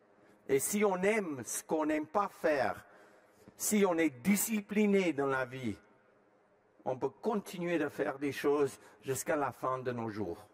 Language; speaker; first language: French; non-native, fluent; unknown